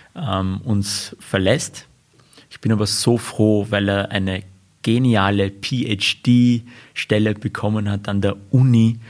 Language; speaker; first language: German; early bilingual, other home language; Armenian